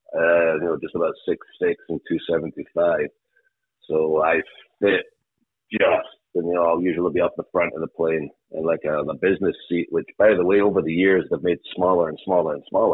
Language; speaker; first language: English; native; English